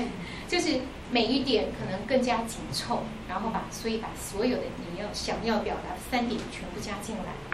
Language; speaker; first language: Chinese; native; Chinese